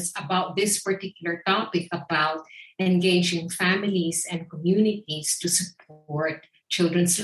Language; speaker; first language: English; non-native, local second language; Filipino